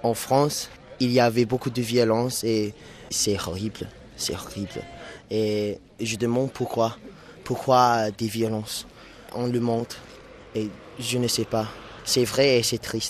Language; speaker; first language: French; non-native, learner; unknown